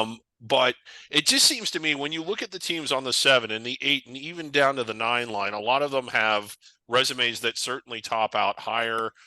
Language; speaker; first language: English; native; English